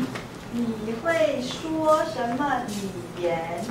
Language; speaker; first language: Chinese; non-native, learner; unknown